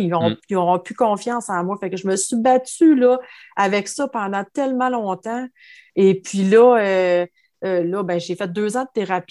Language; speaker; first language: French; native; French